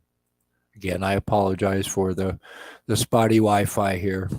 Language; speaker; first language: English; native; English